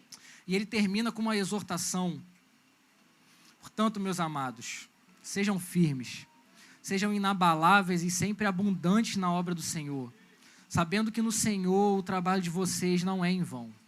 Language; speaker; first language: Portuguese; native; Portuguese